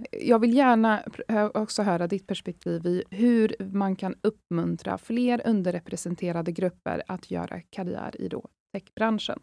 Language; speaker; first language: Swedish; early bilingual, other home language; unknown